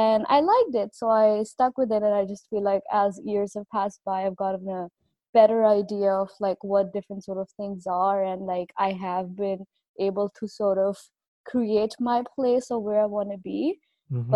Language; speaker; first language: English; non-native, local second language; Punjabi